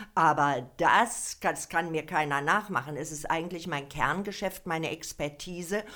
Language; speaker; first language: German; native; German